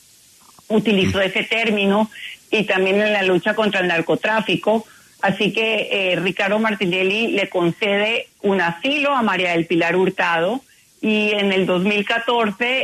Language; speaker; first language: Spanish; native; Spanish